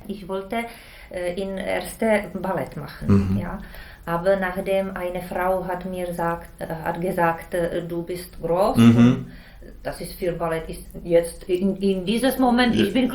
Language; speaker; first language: German; non-native, learner; Czech